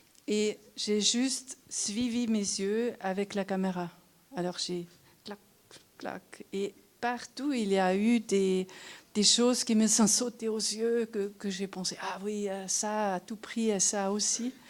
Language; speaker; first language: French; non-native, local second language; German